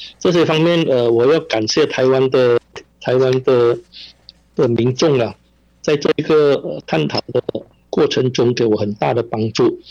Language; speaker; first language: Chinese; non-native, local second language; Min Nan Chinese